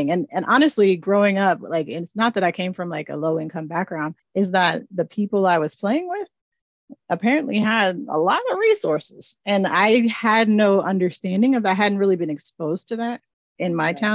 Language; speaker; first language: English; native; English